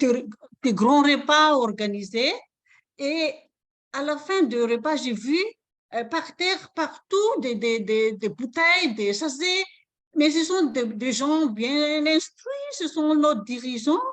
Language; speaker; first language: French; non-native, local second language; Malagasy